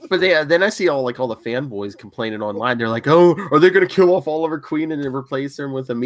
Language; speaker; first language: English; native; English